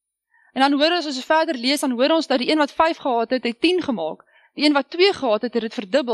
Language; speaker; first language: Afrikaans; native; Afrikaans